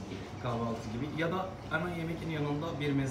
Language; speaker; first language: Turkish; non-native, fluent; Arabic